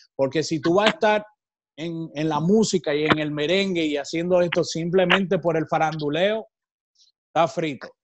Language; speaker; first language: Spanish; native; Spanish